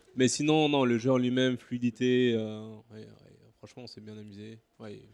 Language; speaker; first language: French; native; French